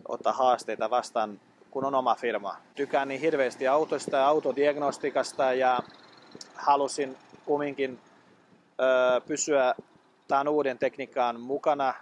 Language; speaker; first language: Finnish; non-native, fluent; Bosnian